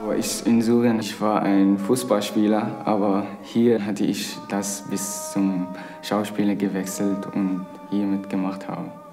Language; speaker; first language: German; non-native, learner; Arabic